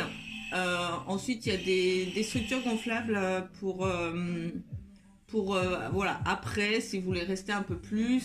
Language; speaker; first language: French; native; French